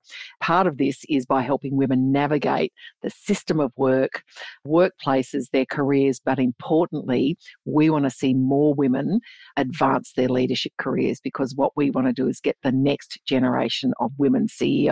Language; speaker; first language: English; native; English